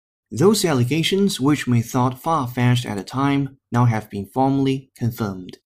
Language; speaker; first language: English; non-native, fluent; Chinese